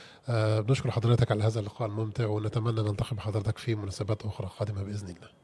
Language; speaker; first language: Arabic; native; Arabic